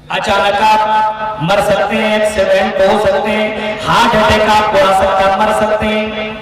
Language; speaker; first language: Urdu; native; Urdu